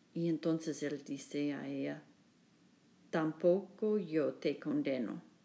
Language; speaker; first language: Spanish; non-native, learner; English